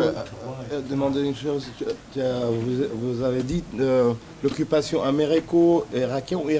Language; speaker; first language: French; non-native, fluent; Arabic